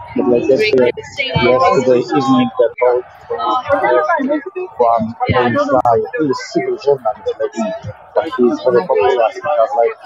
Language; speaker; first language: English; non-native, learner; Polish